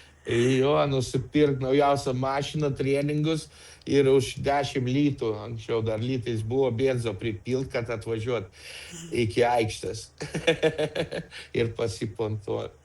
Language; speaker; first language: Lithuanian; non-native, local second language; Russian